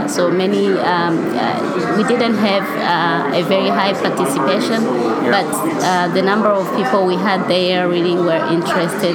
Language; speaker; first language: English; non-native, local second language; Kinyarwanda